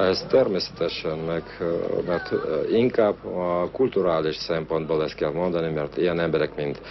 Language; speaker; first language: Hungarian; non-native, fluent; Armenian